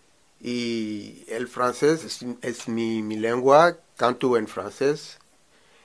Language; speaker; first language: Spanish; non-native, learner; Ewe